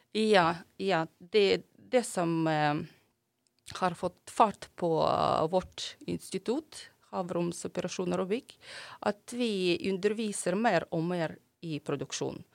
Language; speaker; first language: Norwegian; non-native, fluent; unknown